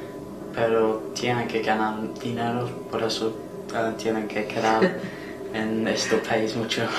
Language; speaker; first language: Spanish; non-native, learner; English